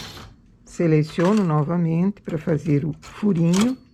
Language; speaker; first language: Portuguese; native; Portuguese